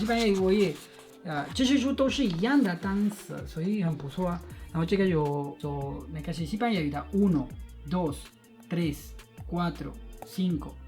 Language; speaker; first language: Chinese; non-native, fluent; Spanish